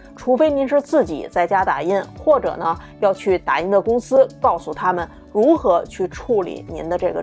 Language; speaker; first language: Chinese; native; Chinese